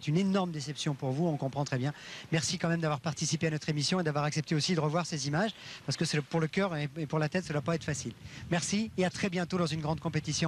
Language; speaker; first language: French; native; French